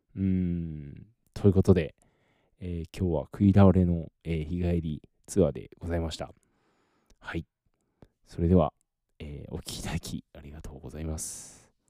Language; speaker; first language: Japanese; native; Japanese